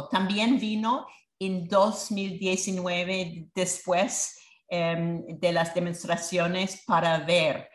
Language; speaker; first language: Spanish; non-native, fluent; English